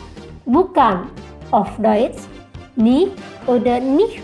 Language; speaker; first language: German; non-native, fluent; Indonesian